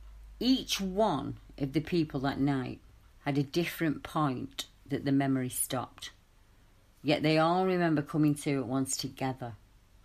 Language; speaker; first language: English; native; English